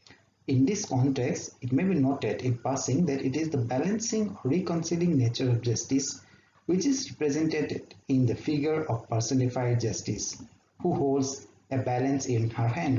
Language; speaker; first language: English; non-native, local second language; Assamese